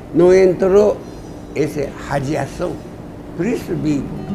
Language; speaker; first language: Portuguese; non-native, learner; Japanese